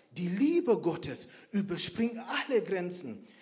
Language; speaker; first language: German; non-native, fluent; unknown